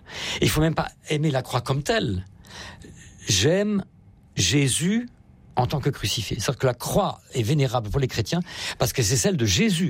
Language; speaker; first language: French; native; French